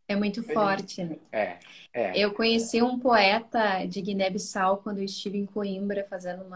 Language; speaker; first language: Portuguese; native; Portuguese